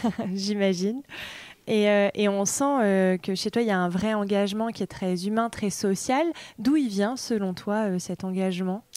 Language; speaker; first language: French; native; French